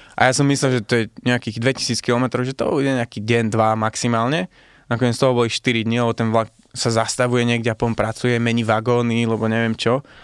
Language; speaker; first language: Slovak; early bilingual, heritage; Slovak